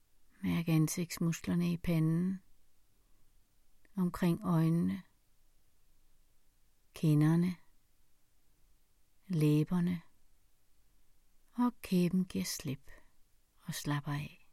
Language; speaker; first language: Danish; native; Danish